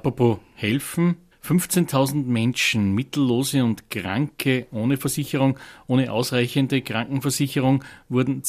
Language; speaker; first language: German; native; German